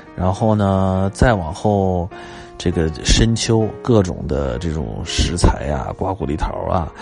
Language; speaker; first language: Chinese; native; Chinese